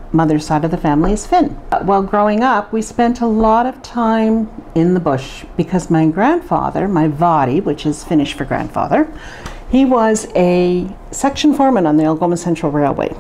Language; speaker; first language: English; native; English